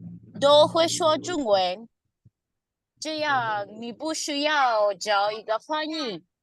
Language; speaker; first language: Chinese; non-native, fluent; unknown